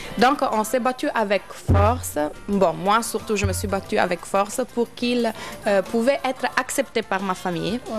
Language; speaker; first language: French; non-native, fluent; Italian